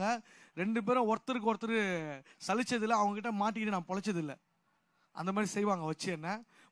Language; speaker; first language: Tamil; native; Tamil